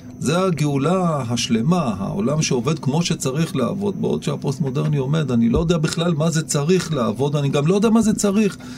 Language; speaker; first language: Hebrew; native; Hebrew